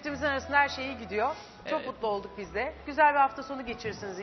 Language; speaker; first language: Turkish; native; Turkish